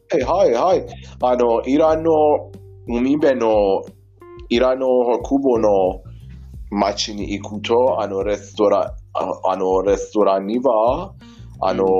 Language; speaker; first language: Japanese; non-native, learner; Persian